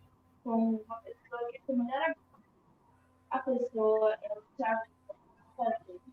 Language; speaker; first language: Portuguese; early bilingual, other home language; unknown